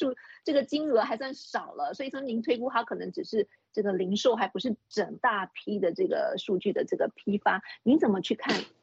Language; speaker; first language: Chinese; native; Chinese